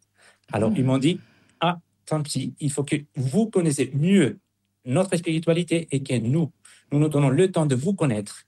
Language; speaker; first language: French; non-native, fluent; Spanish